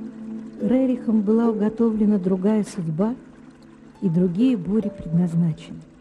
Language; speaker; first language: Russian; native; Russian